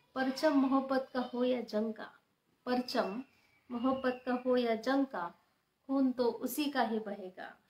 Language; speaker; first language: Hindi; non-native, local second language; Marathi